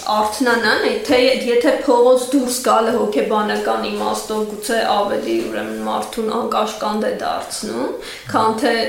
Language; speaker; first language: Armenian; native; Armenian